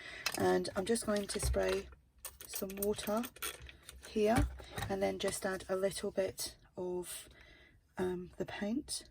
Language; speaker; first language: English; native; English